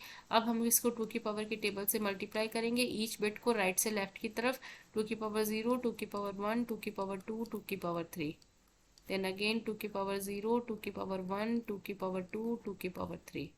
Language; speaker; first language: Hindi; native; Hindi